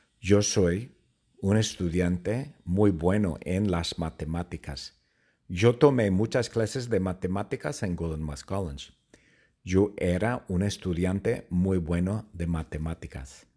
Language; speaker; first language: Spanish; non-native, fluent; English